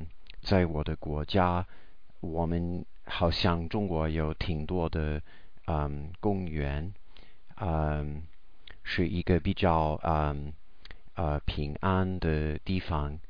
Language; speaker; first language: Chinese; non-native, learner; English